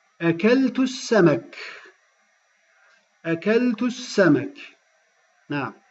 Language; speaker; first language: Arabic; non-native, fluent; Turkish